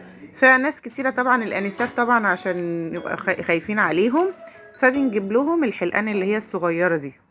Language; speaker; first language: Arabic; native; Arabic